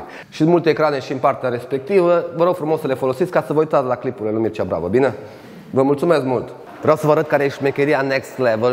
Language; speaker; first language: Romanian; native; Romanian